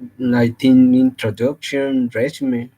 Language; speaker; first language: English; non-native, learner; Spanish